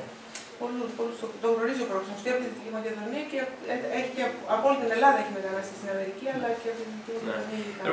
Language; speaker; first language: Greek; native; Greek